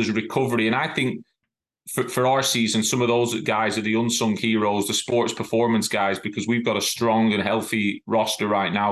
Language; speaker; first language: English; native; English